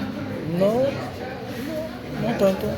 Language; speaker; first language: Spanish; non-native, learner; Portuguese